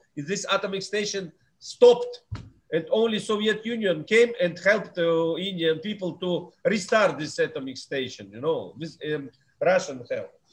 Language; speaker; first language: English; non-native, fluent; Russian